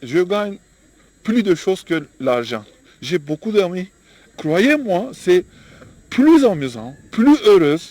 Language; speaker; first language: French; non-native, learner; Turkish